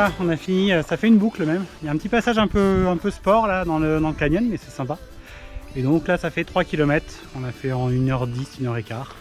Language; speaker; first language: French; native; French